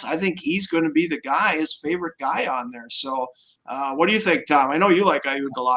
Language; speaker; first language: English; native; English